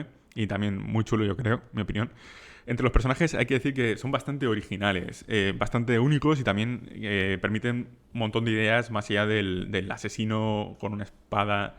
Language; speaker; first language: Spanish; native; Spanish